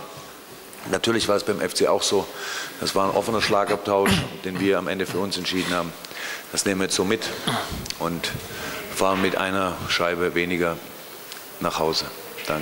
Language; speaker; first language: German; native; German